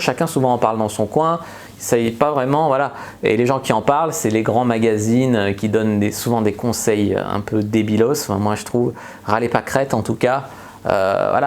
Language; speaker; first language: French; native; French